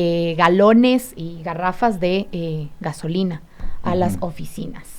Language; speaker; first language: Spanish; native; Spanish